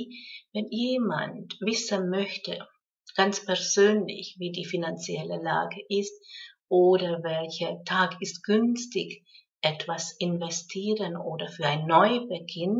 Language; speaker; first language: German; non-native, fluent; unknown